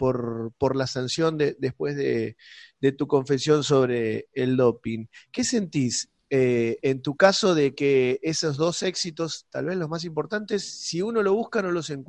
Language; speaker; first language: Spanish; native; Spanish